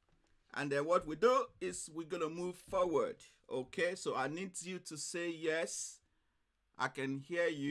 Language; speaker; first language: English; non-native, fluent; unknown